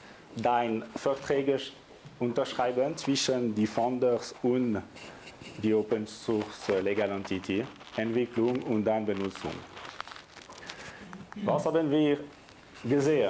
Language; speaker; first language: German; non-native, local second language; French